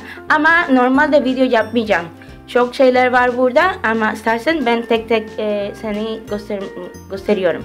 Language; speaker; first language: Turkish; early bilingual, heritage; Turkish